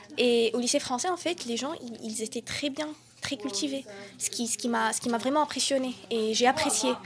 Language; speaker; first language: French; non-native, local second language; Arabic